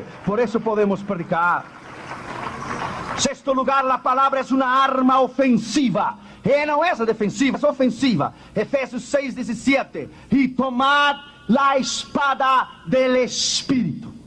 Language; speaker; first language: Spanish; non-native, fluent; Portuguese